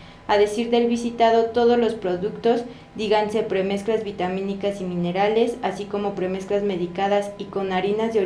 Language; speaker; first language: Spanish; native; Spanish